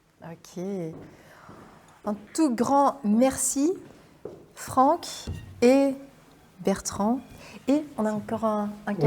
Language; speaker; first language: French; non-native, local second language; Dutch